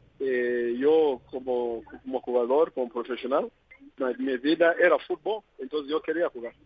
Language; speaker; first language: Spanish; non-native, learner; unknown